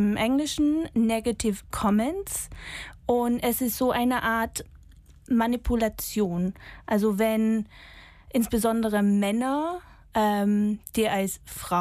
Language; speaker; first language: German; non-native, fluent; English